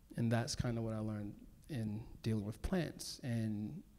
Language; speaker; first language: English; native; English